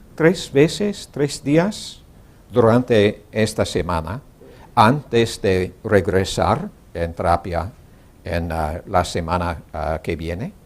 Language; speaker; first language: Spanish; non-native, learner; English